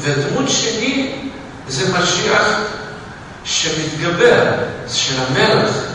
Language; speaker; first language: Hebrew; non-native, fluent; Russian